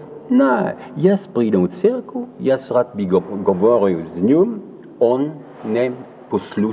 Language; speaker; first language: Slovenian; early bilingual, heritage; French